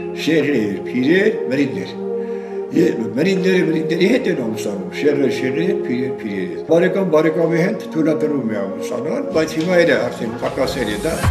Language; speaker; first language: Armenian; non-native, local second language; Kurdish